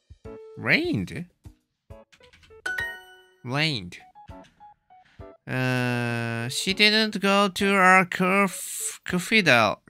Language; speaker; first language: English; non-native, learner; Japanese